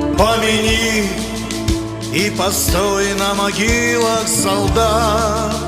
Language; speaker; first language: Russian; native; Russian